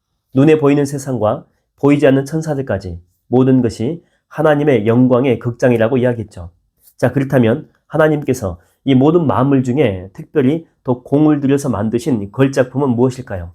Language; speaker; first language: Korean; native; Korean